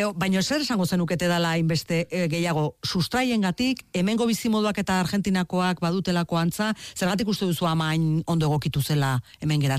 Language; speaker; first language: Basque; native; Basque